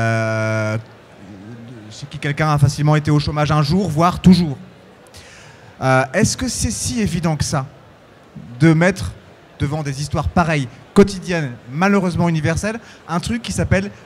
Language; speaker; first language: French; native; French